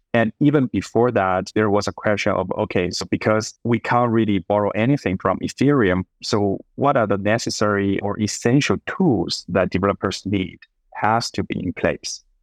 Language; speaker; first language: English; non-native, fluent; Chinese